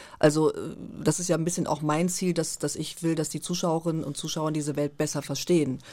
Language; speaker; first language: German; native; German